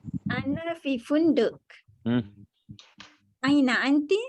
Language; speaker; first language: Arabic; non-native, learner; Malay